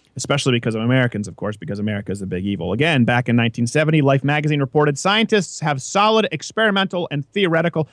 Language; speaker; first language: English; native; English